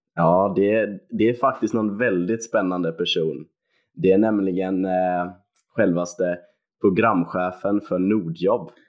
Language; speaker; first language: Swedish; native; Swedish